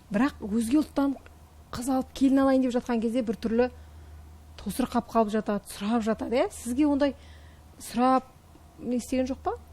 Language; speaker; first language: Kazakh; native; Kazakh